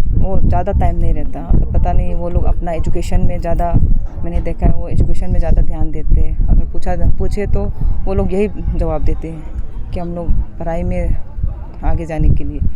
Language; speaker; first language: Hindi; non-native, local second language; Manipuri